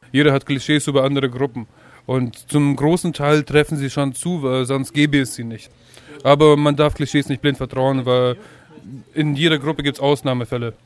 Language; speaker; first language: German; early bilingual, other home language; Russian